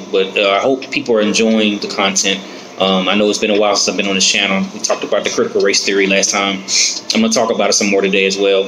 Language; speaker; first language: English; native; English